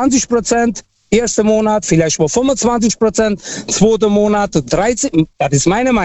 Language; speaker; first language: German; non-native, fluent; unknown